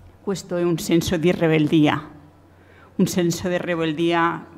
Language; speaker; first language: Italian; non-native, learner; Spanish